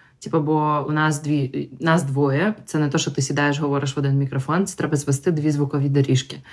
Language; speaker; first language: Ukrainian; non-native, local second language; Russian